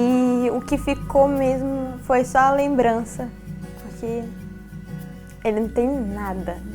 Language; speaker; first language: Portuguese; early bilingual, heritage; Portuguese